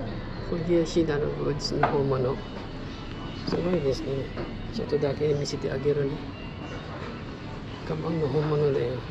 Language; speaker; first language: Japanese; non-native, learner; Filipino